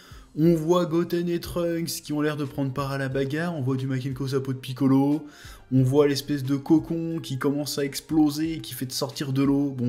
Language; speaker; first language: French; native; French